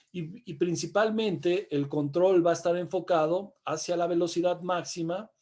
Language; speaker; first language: Spanish; native; Spanish